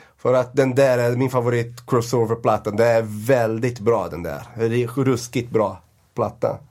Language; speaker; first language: Swedish; non-native, fluent; Portuguese